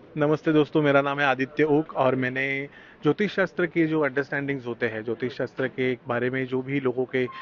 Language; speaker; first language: Hindi; non-native, local second language; Marathi